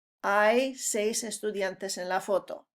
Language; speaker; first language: Spanish; non-native, fluent; English